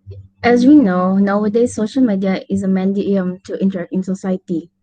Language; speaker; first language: English; non-native, local second language; Malay